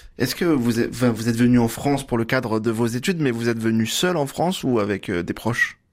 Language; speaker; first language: French; native; French